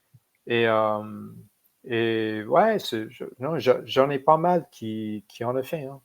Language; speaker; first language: French; non-native, fluent; English